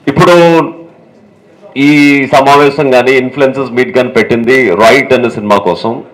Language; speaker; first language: Telugu; native; Telugu